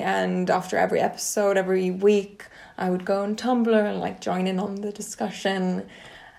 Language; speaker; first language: English; non-native, fluent; Swedish